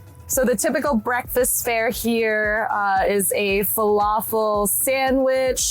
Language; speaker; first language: English; native; English